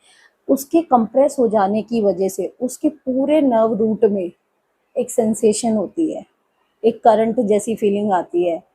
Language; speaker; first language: Hindi; native; Hindi